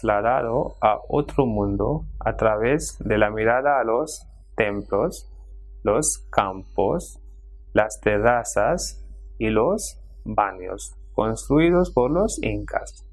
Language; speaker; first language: Spanish; non-native, fluent; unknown